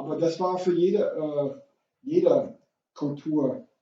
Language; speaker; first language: German; non-native, fluent; English